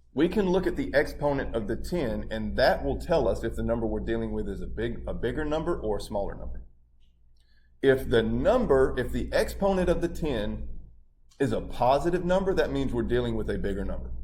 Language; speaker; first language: English; native; English